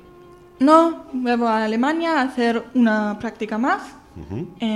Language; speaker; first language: Spanish; non-native, fluent; German